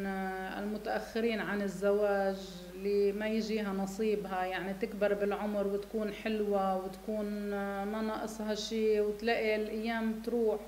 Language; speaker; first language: Arabic; native; Arabic